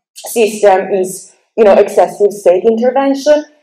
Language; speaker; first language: English; non-native, fluent; Italian